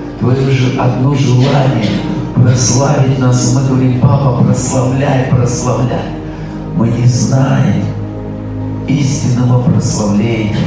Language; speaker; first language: Russian; native; Russian